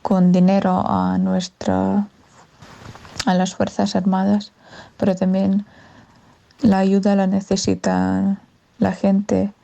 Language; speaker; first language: Spanish; non-native, fluent; Ukrainian